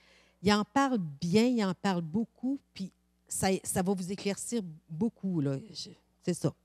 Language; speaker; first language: French; native; French